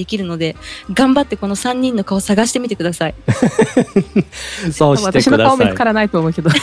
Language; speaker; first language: Japanese; non-native, learner; Portuguese